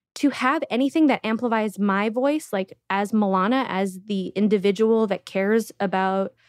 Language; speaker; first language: English; early bilingual, other home language; Russian